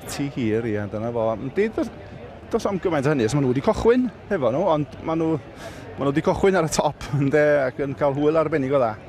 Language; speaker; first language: Welsh; native; Welsh